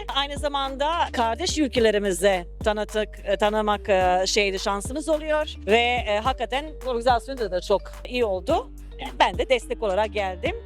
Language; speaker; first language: Turkish; early bilingual, heritage; Serbian